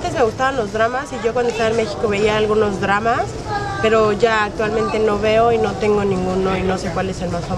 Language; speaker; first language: Spanish; native; Spanish